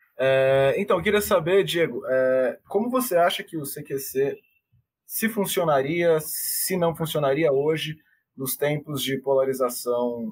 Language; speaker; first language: Portuguese; native; Portuguese